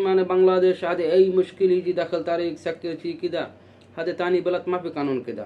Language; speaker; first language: Arabic; non-native, learner; Bangla